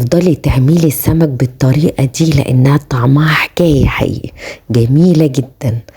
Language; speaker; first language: Arabic; native; Arabic